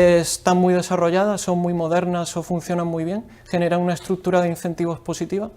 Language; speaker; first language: Spanish; native; Spanish